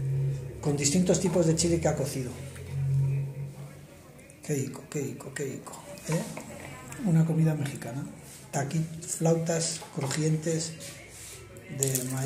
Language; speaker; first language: Spanish; native; Spanish